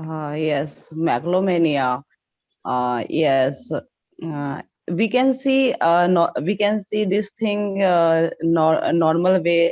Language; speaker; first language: English; non-native, learner; Hindi